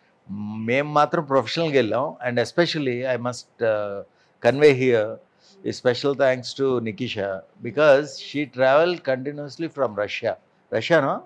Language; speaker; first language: Telugu; native; Telugu